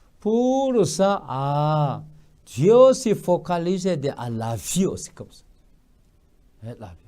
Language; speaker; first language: French; non-native, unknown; Korean